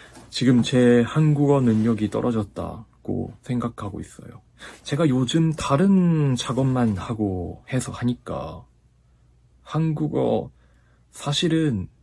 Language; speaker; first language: Korean; non-native, fluent; Japanese